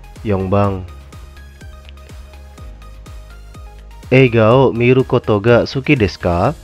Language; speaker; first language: Japanese; non-native, fluent; Indonesian